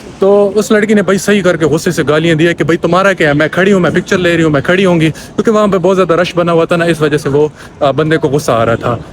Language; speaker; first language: Urdu; non-native, local second language; Punjabi